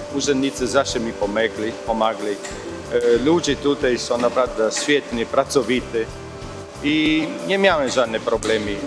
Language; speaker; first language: Polish; non-native, learner; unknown